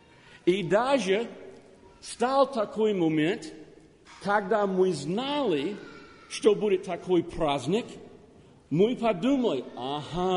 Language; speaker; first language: Russian; non-native, learner; English